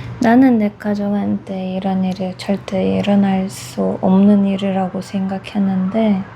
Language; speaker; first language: Korean; non-native, fluent; Russian